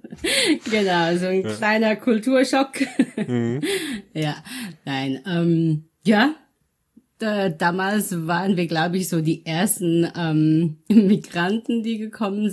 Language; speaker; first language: German; early bilingual, other home language; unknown